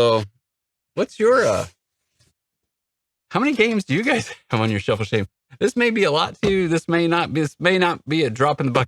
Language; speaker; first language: English; native; English